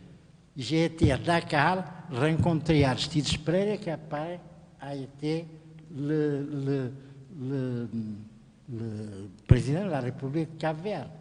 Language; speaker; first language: French; non-native, fluent; Portuguese